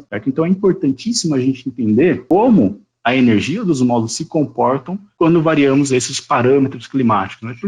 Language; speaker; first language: Portuguese; native; Portuguese